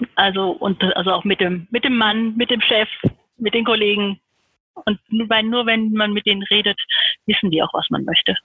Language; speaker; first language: German; native; German